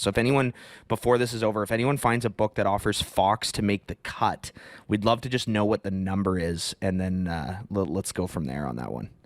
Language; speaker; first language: English; native; English